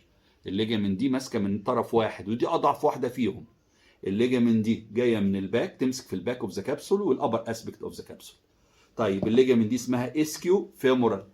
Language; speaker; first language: Arabic; native; Arabic